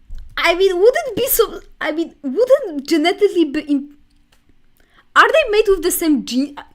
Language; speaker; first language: English; non-native, fluent; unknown